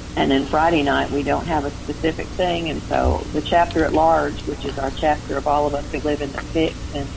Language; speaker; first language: English; native; English